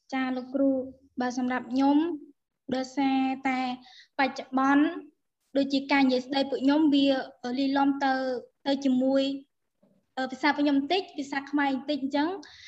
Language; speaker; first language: Khmer; non-native, local second language; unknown